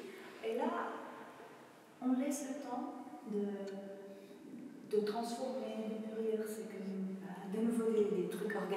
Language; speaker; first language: French; non-native, fluent; Polish